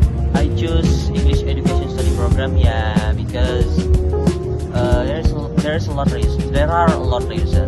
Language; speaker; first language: English; non-native, learner; Indonesian